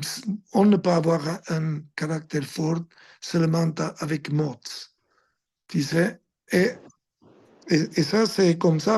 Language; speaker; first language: French; non-native, fluent; Spanish